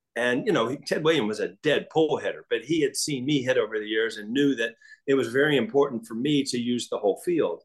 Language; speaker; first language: English; native; English